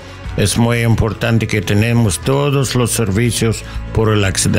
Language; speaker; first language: Spanish; non-native, learner; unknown